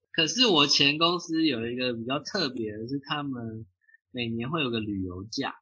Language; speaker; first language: Chinese; native; Chinese